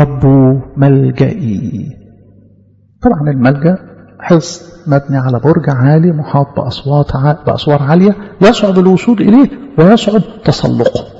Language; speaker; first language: Arabic; native; Arabic